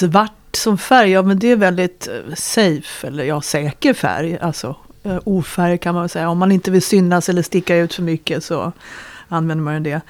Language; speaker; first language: Swedish; native; Swedish